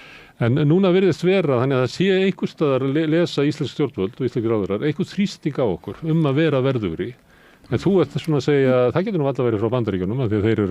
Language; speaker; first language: Icelandic; native; Icelandic